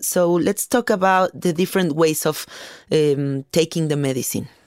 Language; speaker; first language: English; non-native, fluent; Spanish